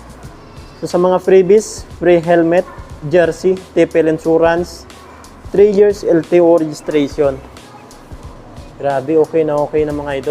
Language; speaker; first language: Filipino; native; Filipino